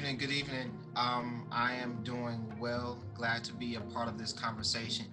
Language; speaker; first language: English; native; English